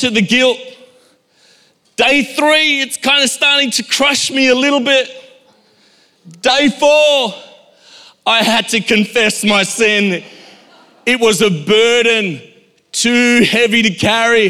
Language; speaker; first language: English; native; English